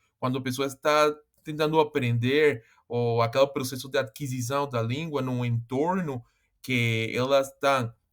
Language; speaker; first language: Portuguese; non-native, fluent; Spanish